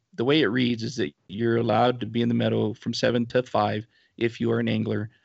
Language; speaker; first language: English; native; English